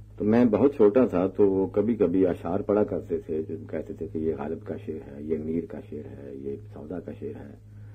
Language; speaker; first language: Urdu; non-native, local second language; Punjabi